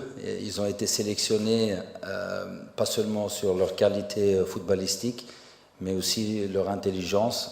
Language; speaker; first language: French; non-native, fluent; Arabic